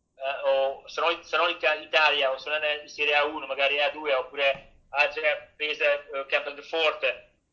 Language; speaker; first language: Italian; non-native, learner; Hungarian